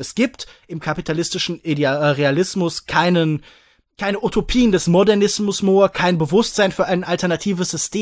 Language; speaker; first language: German; native; German